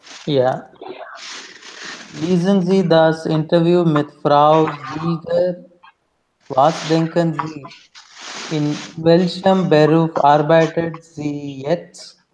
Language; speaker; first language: German; non-native, learner; Hindi